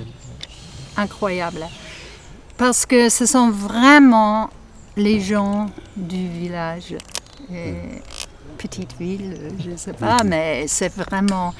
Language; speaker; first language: French; non-native, fluent; German